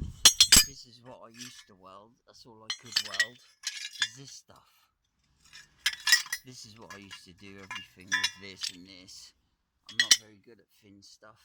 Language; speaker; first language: English; native; English